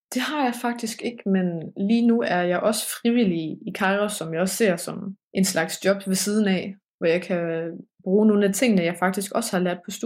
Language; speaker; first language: Danish; early bilingual, heritage; Danish